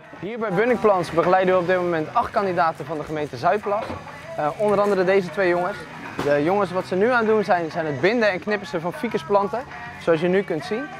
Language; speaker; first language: Dutch; native; Dutch